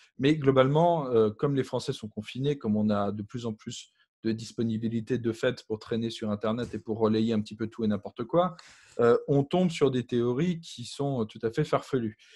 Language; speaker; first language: French; native; French